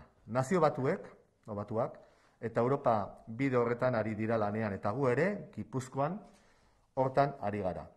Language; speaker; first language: Basque; native; Basque